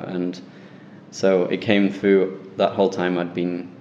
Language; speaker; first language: English; native; English